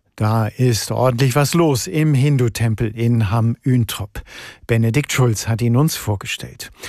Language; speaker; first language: German; native; German